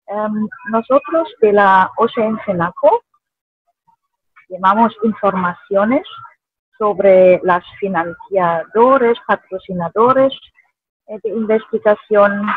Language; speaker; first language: Spanish; non-native, fluent; German